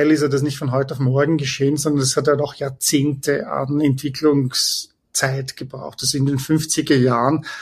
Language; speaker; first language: German; native; German